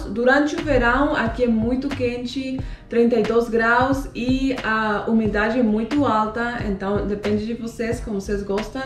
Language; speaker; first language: Portuguese; non-native, fluent; Spanish